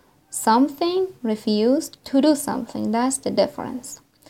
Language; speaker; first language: English; non-native, fluent; Persian